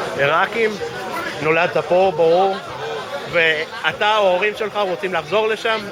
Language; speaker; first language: Hebrew; non-native, fluent; English